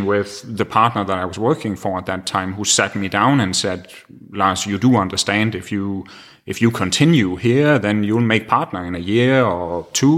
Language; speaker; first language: English; non-native, fluent; Danish